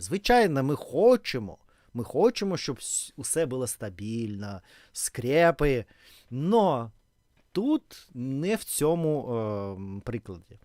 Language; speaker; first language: Ukrainian; non-native, learner; Russian